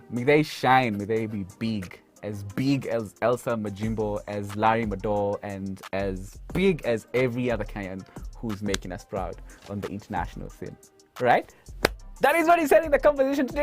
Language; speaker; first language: English; non-native, local second language; Swahili